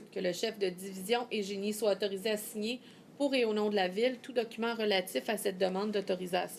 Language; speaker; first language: French; native; French